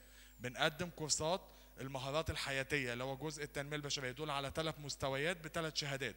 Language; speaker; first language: Arabic; native; Arabic